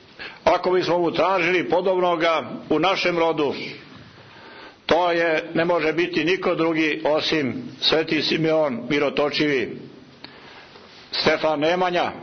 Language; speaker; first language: Croatian; native; Croatian